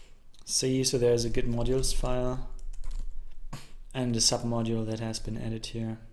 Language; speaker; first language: English; non-native, fluent; German